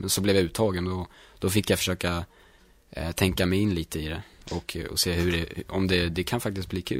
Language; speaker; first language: Swedish; native; Swedish